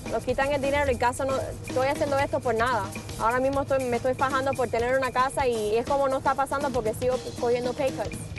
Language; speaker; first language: Spanish; early bilingual, heritage; Spanish